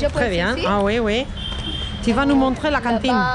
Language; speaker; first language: French; non-native, fluent; Spanish